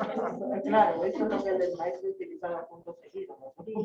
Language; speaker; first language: Spanish; native; Spanish